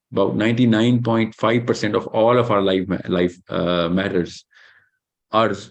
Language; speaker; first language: English; non-native, local second language; Urdu